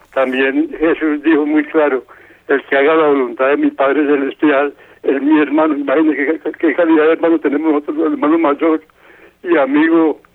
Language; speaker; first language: Spanish; native; Spanish